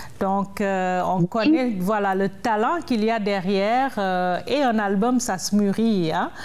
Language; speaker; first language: French; native; French